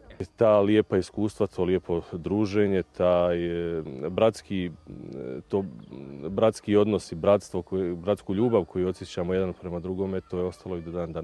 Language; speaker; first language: Bosnian; native; Bosnian